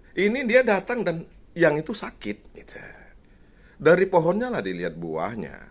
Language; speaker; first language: Indonesian; non-native, local second language; Batak Toba